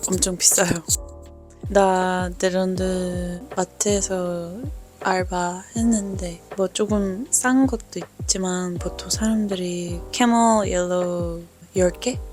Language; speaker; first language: Korean; non-native, fluent; Dutch